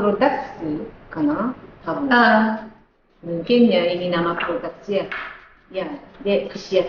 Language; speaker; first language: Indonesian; non-native, fluent; Japanese